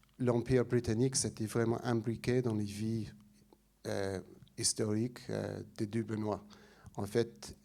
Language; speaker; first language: French; non-native, fluent; English